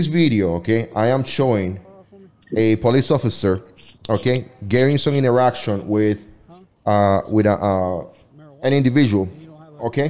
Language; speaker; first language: English; non-native, fluent; Spanish